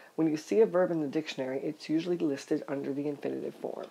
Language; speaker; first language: English; native; English